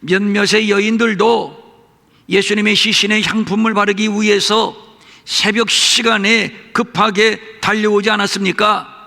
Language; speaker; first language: Korean; native; Korean